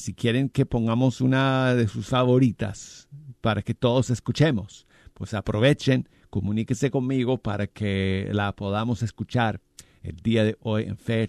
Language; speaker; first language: Spanish; native; Spanish